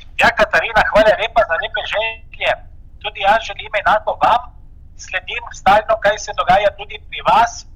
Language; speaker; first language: Slovenian; native; Slovenian